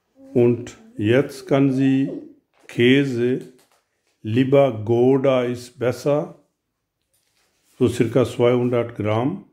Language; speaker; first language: German; non-native, learner; Urdu